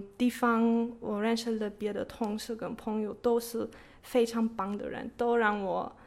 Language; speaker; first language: Chinese; non-native, fluent; German